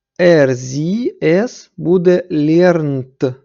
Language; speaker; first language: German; non-native, fluent; Ukrainian